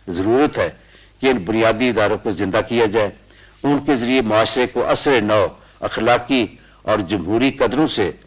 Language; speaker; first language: Urdu; non-native, local second language; Punjabi